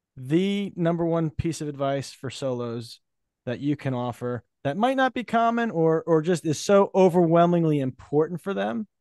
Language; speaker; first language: English; native; English